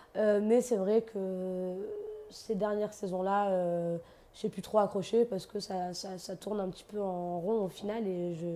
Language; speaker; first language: French; native; French